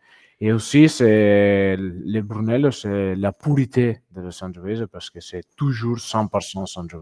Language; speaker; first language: French; non-native, fluent; Italian